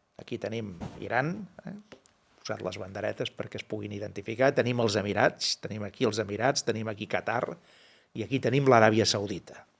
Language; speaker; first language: Catalan; native; Catalan